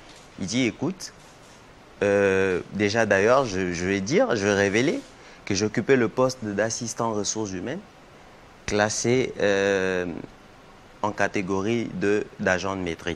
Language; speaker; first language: French; non-native, local second language; Lingala